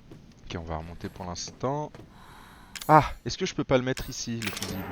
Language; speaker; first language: French; native; French